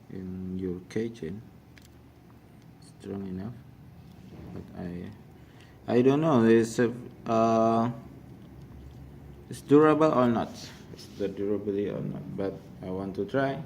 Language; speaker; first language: English; non-native, learner; Indonesian